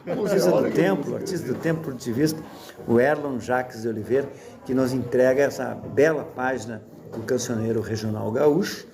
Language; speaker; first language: Portuguese; native; Portuguese